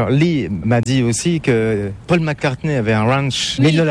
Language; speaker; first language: French; native; French